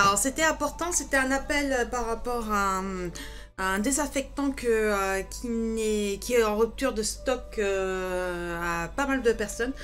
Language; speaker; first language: French; native; French